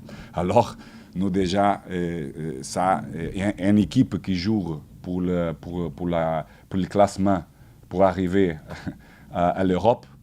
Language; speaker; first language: French; non-native, fluent; Portuguese